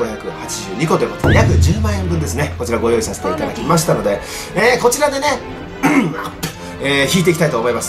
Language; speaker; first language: Japanese; native; Japanese